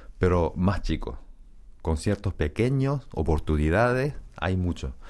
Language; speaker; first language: Spanish; early bilingual, other home language; Korean